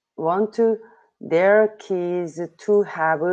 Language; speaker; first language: English; non-native, learner; Korean